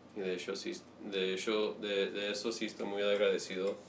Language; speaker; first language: Spanish; early bilingual, heritage; Spanish